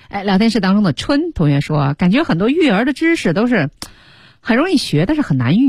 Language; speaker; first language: Chinese; native; Chinese